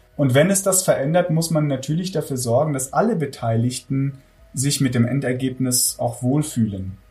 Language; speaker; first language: German; early bilingual, other home language; Armenian